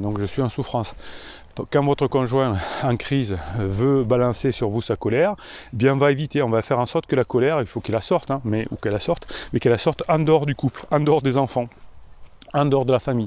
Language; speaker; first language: French; native; French